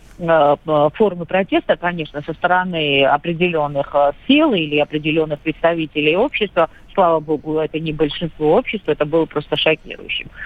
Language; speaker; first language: Russian; non-native, local second language; Georgian